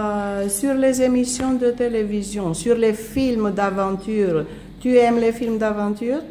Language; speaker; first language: French; non-native, fluent; Romanian